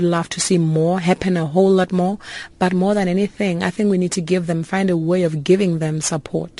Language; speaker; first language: English; non-native, local second language; Northern Sotho